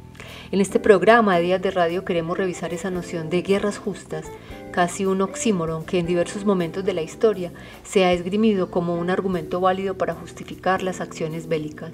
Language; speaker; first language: Spanish; native; Spanish